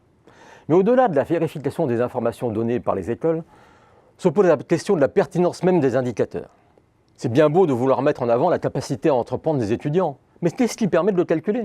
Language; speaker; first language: French; native; French